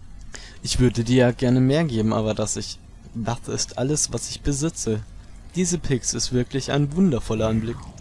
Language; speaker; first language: German; native; German